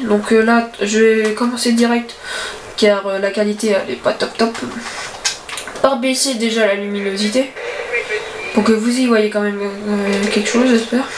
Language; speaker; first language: French; native; French